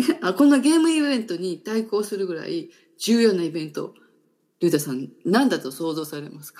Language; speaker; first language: Japanese; native; Japanese